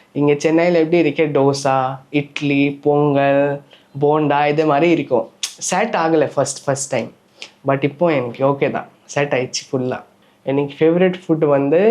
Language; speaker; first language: Tamil; non-native, learner; Nepali